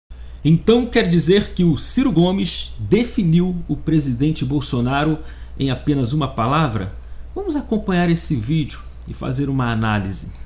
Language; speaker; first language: Portuguese; native; Portuguese